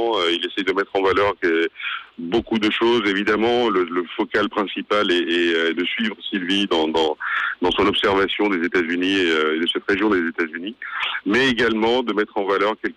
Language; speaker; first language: French; native; French